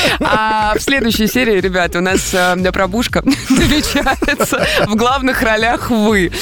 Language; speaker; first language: Russian; native; Russian